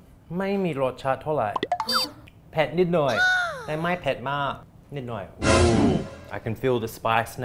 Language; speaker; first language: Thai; non-native, fluent; English